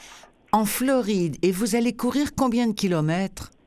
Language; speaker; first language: French; native; French